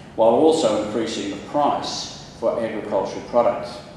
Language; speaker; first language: English; native; English